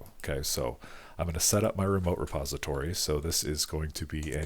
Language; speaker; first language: English; native; English